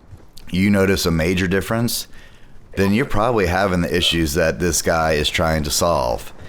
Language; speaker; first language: English; native; English